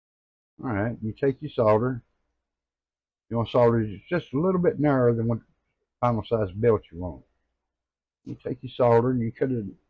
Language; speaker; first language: English; native; English